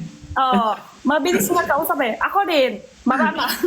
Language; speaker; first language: Filipino; non-native, learner; Chinese